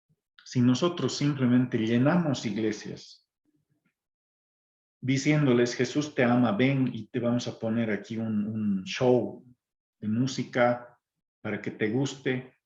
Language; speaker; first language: Spanish; native; Spanish